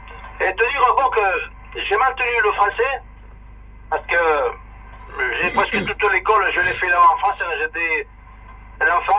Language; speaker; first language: French; early bilingual, other home language; Spanish